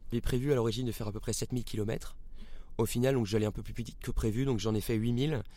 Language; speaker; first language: French; native; French